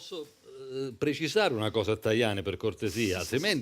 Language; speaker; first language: Italian; native; Italian